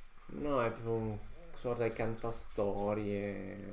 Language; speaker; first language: Italian; native; Italian